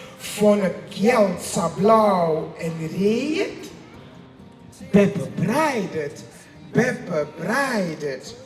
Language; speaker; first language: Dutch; native; Dutch